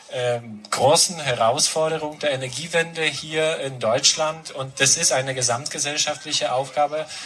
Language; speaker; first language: German; non-native, fluent; Polish